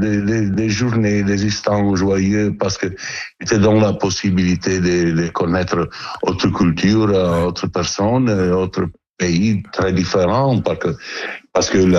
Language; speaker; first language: French; non-native, learner; Italian